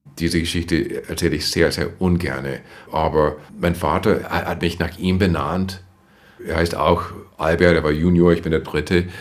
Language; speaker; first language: German; non-native, fluent; English